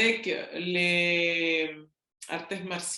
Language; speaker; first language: French; non-native, learner; Spanish